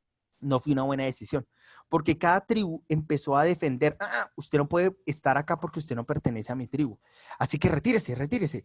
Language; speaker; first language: Spanish; native; Spanish